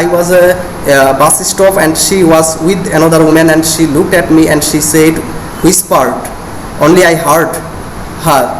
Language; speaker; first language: English; non-native, local second language; Assamese